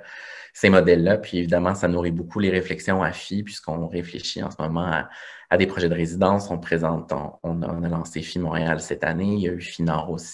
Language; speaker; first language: French; native; French